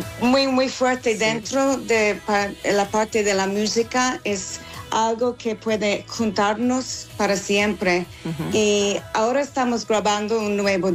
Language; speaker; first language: Spanish; non-native, learner; English